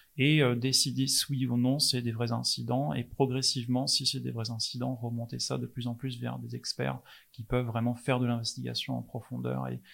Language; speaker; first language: French; non-native, fluent; English